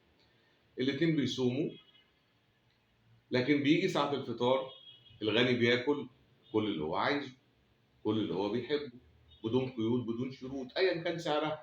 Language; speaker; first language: Arabic; native; Arabic